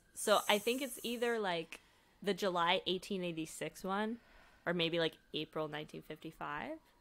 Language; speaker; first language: English; native; English